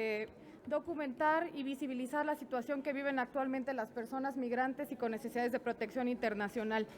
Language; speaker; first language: Spanish; native; Spanish